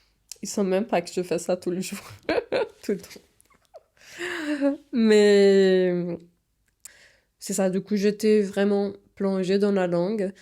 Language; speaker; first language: French; non-native, fluent; Portuguese